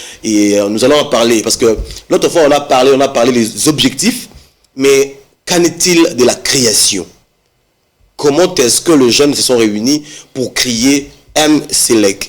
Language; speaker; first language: French; non-native, local second language; Lingala